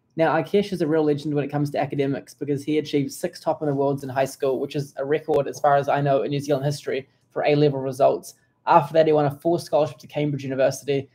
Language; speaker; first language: English; native; English